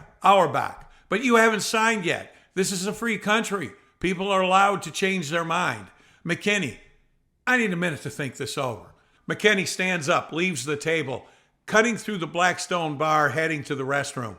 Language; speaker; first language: English; native; English